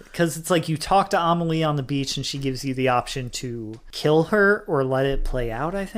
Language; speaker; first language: English; native; English